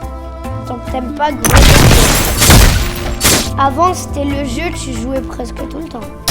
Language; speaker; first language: French; native; French